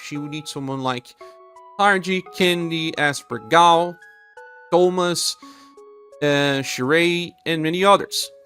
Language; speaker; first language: English; non-native, fluent; Portuguese